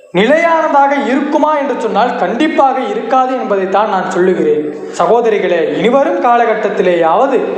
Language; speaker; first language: Tamil; non-native, local second language; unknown